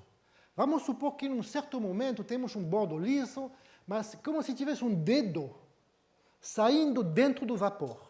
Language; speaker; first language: Portuguese; non-native, fluent; French